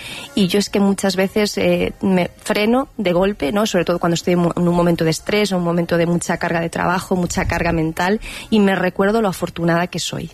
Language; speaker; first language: Spanish; native; Spanish